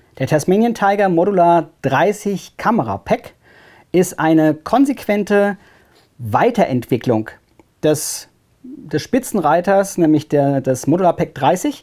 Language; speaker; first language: German; native; German